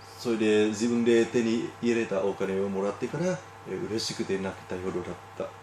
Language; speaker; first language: Japanese; non-native, learner; Vietnamese